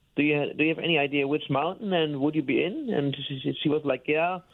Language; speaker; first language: English; non-native, fluent; German